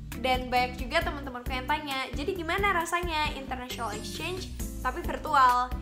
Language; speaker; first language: Indonesian; native; Indonesian